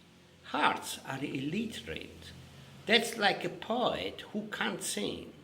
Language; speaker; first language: English; non-native, fluent; Italian